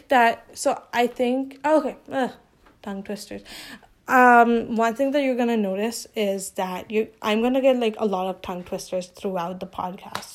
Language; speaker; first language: English; non-native, local second language; Urdu